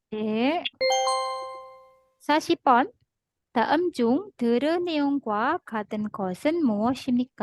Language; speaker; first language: Korean; non-native, learner; Indonesian